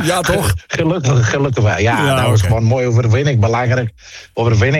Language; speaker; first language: Dutch; non-native, fluent; Greek